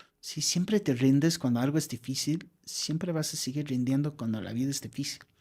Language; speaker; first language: Spanish; non-native, fluent; English